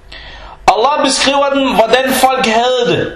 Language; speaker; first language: Danish; non-native, fluent; Arabic